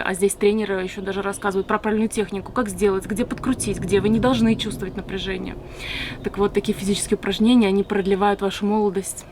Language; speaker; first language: Russian; native; Russian